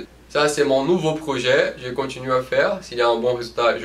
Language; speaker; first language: French; non-native, fluent; Portuguese